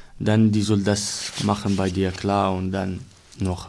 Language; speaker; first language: German; non-native, learner; Arabic